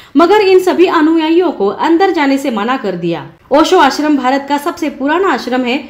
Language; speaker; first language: Hindi; non-native, local second language; Marathi